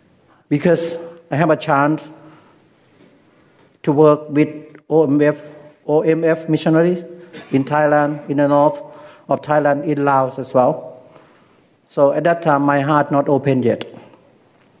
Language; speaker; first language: English; non-native, learner; Lao